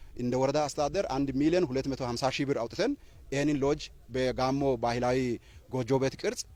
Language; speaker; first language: Amharic; non-native, local second language; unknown